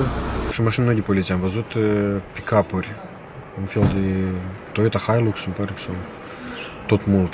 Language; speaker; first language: Romanian; native; Romanian